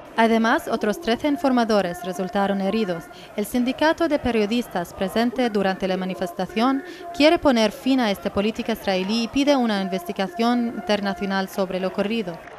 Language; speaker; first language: Spanish; non-native, fluent; Arabic